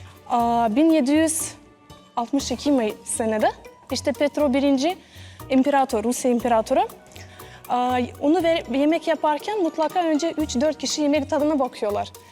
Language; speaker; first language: Turkish; non-native, fluent; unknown